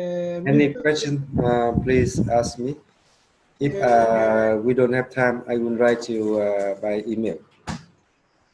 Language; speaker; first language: English; non-native, learner; Vietnamese